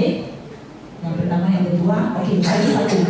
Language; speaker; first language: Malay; non-native, local second language; Chinese